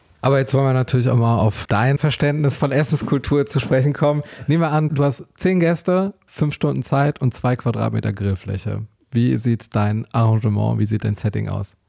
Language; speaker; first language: German; native; German